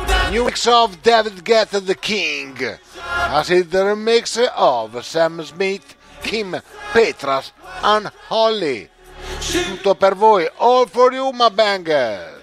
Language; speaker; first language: English; non-native, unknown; Italian